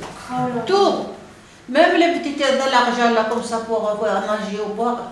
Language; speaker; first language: French; non-native, learner; Arabic